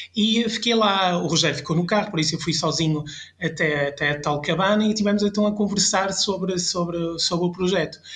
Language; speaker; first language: Portuguese; early bilingual, other home language; French